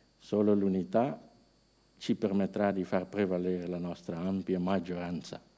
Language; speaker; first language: Italian; non-native, fluent; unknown